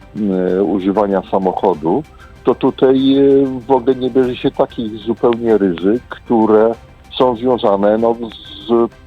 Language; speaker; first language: Polish; native; Polish